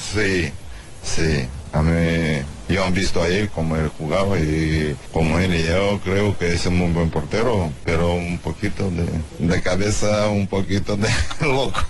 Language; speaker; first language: Spanish; non-native, learner; Russian